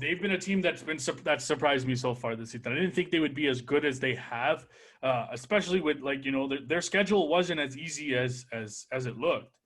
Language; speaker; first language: English; native; English